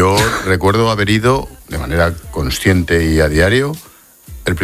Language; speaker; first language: Spanish; non-native, local second language; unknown